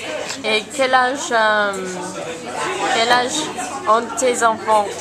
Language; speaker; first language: French; non-native, learner; English